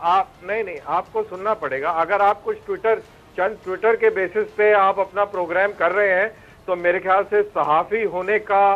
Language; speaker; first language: Hindi; native; Hindi